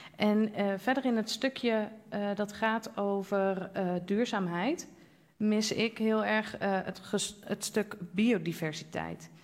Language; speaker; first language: Dutch; native; Dutch